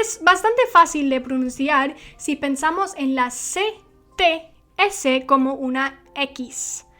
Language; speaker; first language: Spanish; non-native, fluent; English